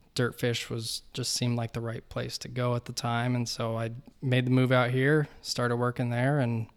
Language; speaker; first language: English; native; English